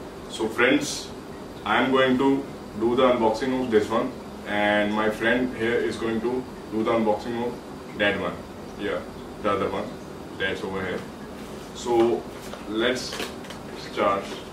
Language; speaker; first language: English; non-native, local second language; Punjabi